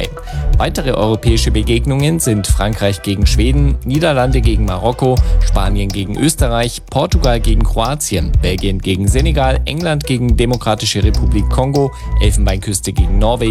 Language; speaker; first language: German; native; German